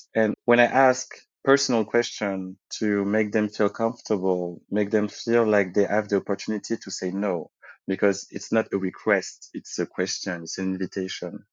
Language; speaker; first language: English; early bilingual, other home language; French